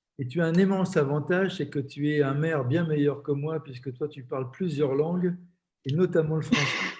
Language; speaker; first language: French; native; French